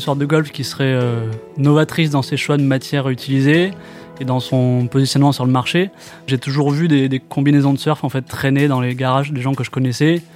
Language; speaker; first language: French; native; French